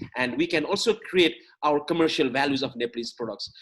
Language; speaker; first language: English; non-native, local second language; Nepali